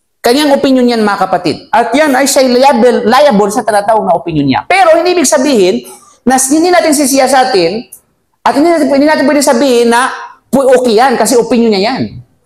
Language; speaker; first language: Filipino; non-native, local second language; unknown